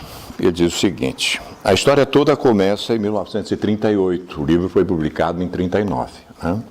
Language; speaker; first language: Portuguese; native; Portuguese